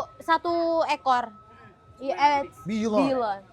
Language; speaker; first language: Turkish; non-native, fluent; Indonesian